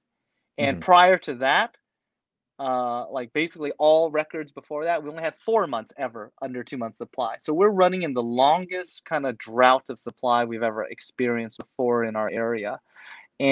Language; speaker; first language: English; native; English